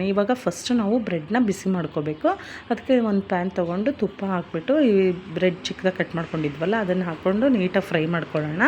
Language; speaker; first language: Kannada; native; Kannada